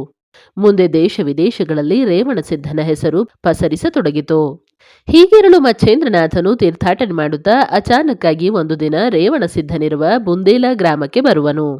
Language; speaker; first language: Kannada; native; Kannada